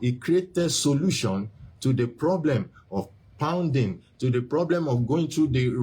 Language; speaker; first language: English; non-native, local second language; Yoruba